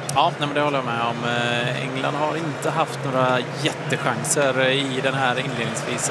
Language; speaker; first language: Swedish; native; Swedish